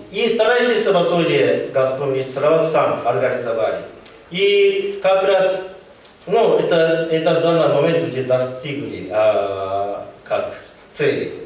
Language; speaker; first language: Russian; non-native, learner; Japanese